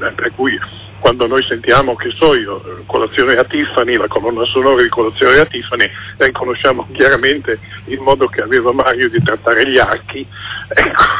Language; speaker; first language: Italian; native; Italian